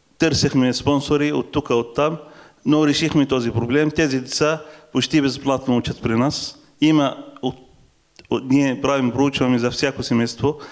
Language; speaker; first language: Bulgarian; non-native, fluent; Arabic